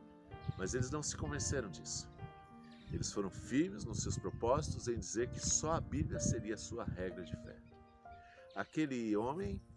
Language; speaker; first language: Portuguese; native; Portuguese